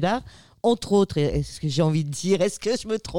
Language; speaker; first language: French; native; French